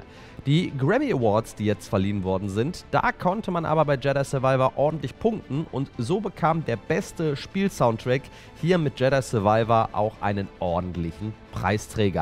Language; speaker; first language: German; native; German